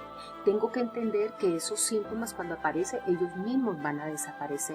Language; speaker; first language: Spanish; native; Spanish